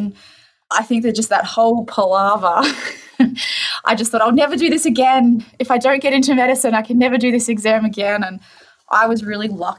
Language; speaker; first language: English; native; English